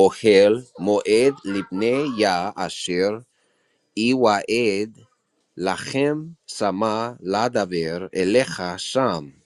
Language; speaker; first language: Hebrew; non-native, learner; English